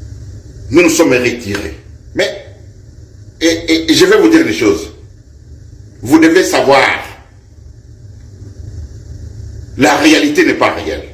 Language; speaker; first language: French; non-native, local second language; Lingala